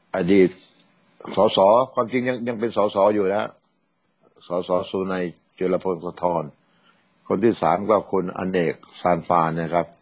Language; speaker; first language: Thai; native; Thai